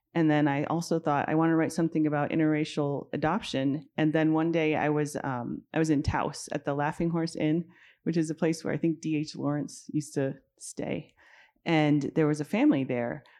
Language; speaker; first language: English; native; English